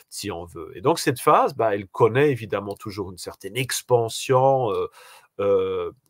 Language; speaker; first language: French; native; French